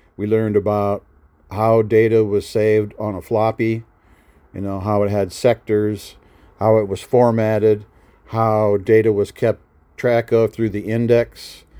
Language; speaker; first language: English; native; English